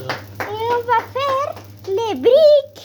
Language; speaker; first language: French; non-native, learner; Spanish